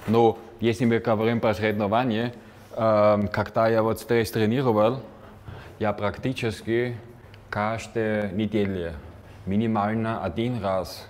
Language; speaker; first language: Russian; non-native, fluent; German